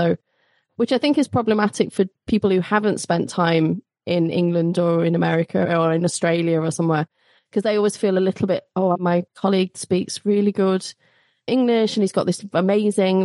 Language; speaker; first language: English; native; English